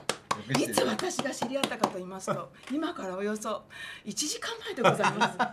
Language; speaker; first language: Japanese; native; Japanese